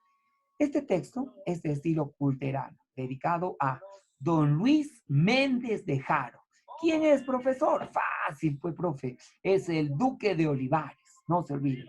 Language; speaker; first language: Spanish; native; Spanish